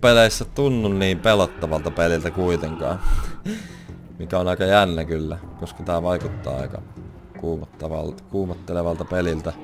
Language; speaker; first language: Finnish; native; Finnish